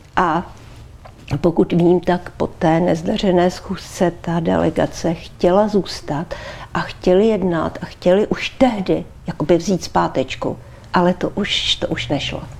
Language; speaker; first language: Czech; native; Czech